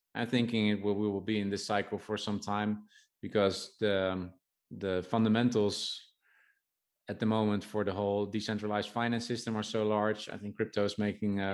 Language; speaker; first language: English; non-native, fluent; Dutch